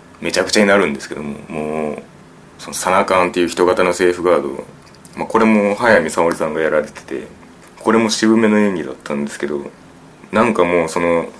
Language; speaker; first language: Japanese; native; Japanese